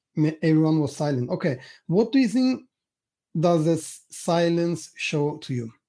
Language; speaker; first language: English; non-native, fluent; Turkish